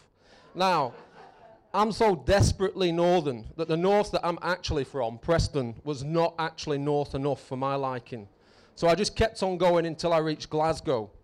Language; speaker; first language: English; native; English